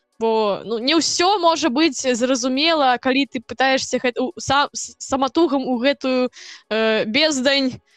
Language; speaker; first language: Belarusian; non-native, local second language; Russian